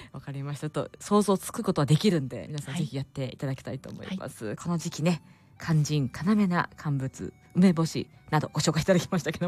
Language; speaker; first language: Japanese; native; Japanese